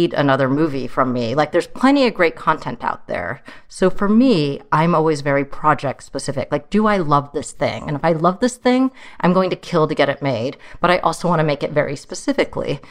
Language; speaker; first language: English; early bilingual, other home language; Chinese